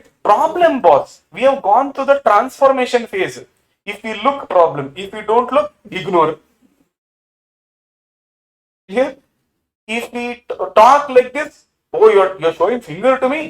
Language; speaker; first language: English; non-native, local second language; Tamil